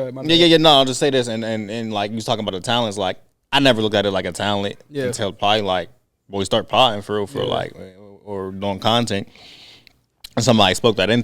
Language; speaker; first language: English; native; English